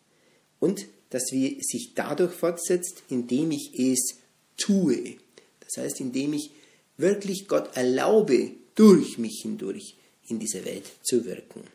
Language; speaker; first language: German; native; German